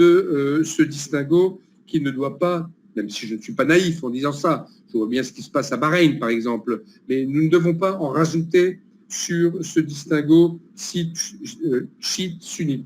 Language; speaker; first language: French; native; French